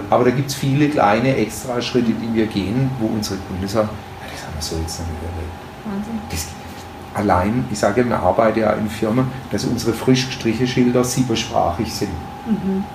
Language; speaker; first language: German; native; German